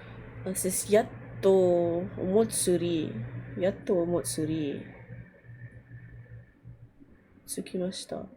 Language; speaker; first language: Japanese; non-native, learner; English